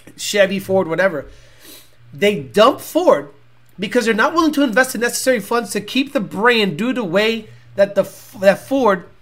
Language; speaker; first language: English; native; English